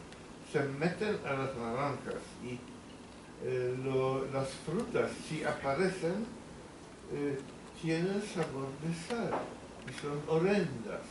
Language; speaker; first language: Spanish; non-native, fluent; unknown